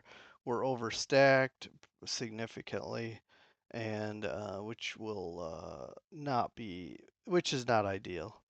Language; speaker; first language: English; native; English